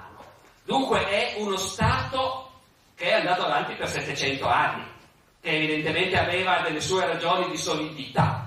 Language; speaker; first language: Italian; native; Italian